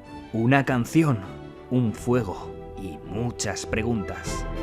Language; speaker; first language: Spanish; native; Spanish